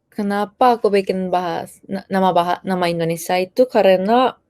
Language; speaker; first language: Indonesian; non-native, fluent; Japanese